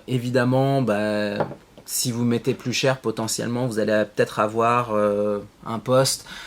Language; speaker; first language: French; native; French